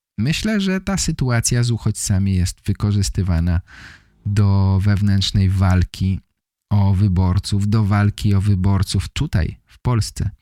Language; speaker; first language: Polish; native; Polish